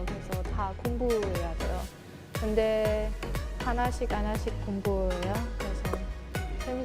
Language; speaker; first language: Korean; non-native, learner; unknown